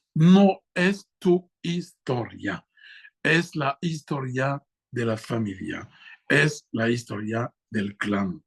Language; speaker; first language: Spanish; non-native, fluent; French